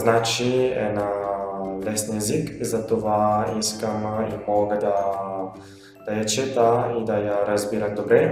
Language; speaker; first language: Bulgarian; non-native, learner; Italian